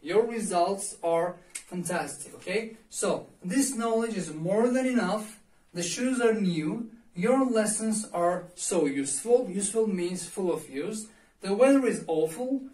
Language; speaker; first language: English; non-native, learner; Azerbaijani